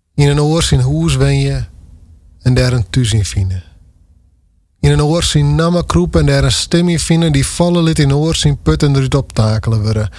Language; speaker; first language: Dutch; non-native, local second language; Western Frisian